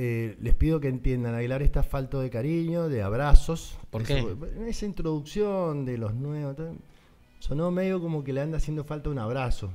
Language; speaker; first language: Spanish; native; Spanish